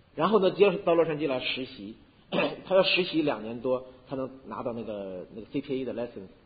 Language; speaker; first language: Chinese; native; Chinese